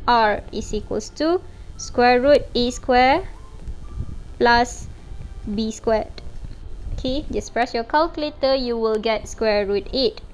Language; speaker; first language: English; non-native, local second language; Malay